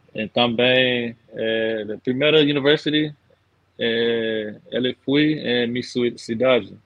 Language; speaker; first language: Portuguese; non-native, learner; English